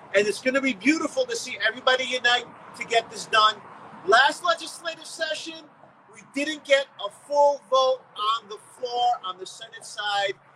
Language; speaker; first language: English; early bilingual, other home language; Spanish